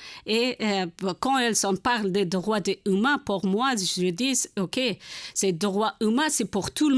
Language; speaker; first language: French; non-native, learner; Persian